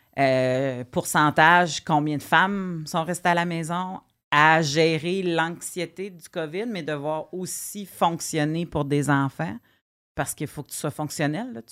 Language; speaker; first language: French; native; French